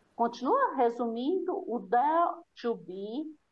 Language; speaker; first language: Portuguese; native; Portuguese